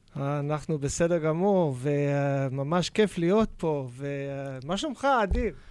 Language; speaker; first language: Hebrew; non-native, fluent; English